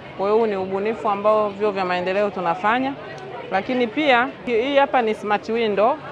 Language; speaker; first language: Swahili; native; Swahili